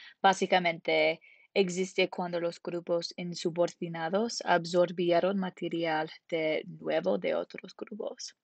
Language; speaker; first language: Spanish; non-native, learner; English